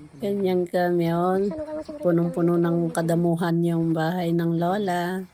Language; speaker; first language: Filipino; non-native, local second language; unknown